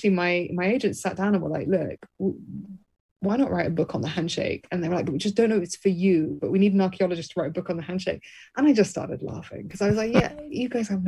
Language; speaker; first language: English; native; English